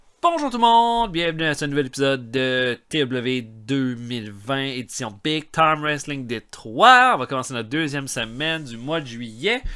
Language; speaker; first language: French; native; French